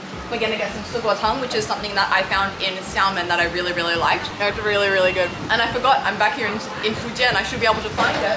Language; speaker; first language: English; native; English